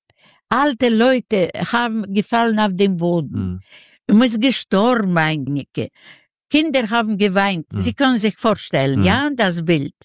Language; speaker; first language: German; non-native, learner; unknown